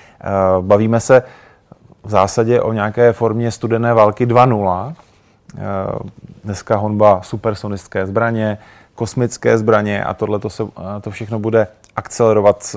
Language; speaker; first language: Czech; native; Czech